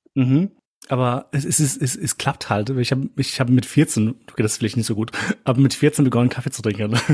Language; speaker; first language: German; early bilingual, other home language; Albanian